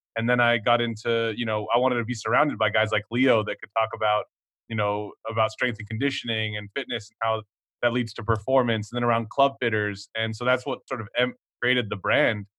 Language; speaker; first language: English; non-native, fluent; Swedish